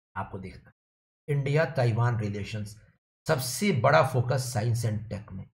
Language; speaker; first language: Hindi; native; Hindi